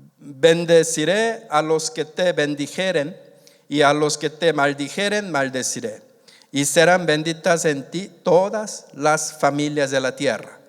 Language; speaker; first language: Spanish; non-native, fluent; Korean